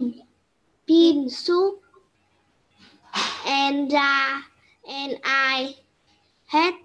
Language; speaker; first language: English; non-native, learner; Vietnamese